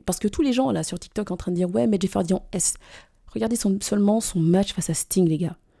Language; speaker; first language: French; native; French